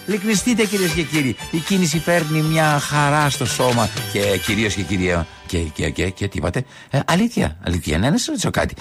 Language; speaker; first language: Greek; native; Greek